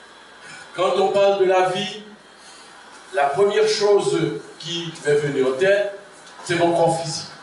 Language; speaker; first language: French; non-native, local second language; Haitian Creole